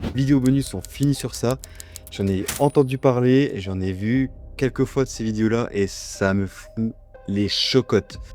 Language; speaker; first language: French; native; French